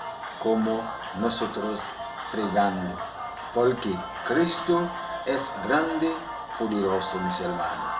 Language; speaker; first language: Spanish; non-native, learner; Haitian Creole